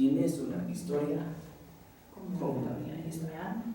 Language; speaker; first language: Spanish; non-native, fluent; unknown